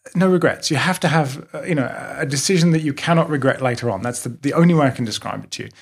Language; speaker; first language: English; native; English